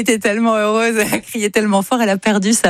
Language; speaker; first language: French; native; French